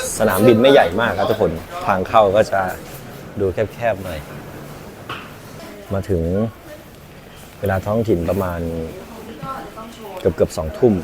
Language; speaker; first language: Thai; native; Thai